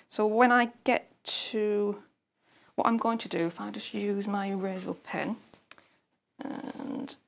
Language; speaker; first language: English; native; English